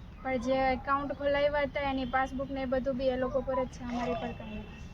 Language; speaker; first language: Gujarati; native; Gujarati